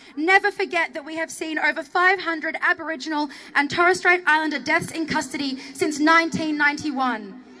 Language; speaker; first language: English; early bilingual, other home language; Arabic